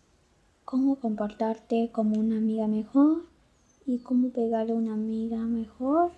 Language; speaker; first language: Spanish; native; Spanish